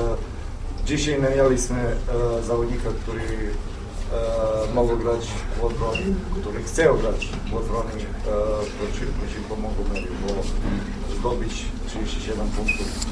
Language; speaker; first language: Polish; non-native, learner; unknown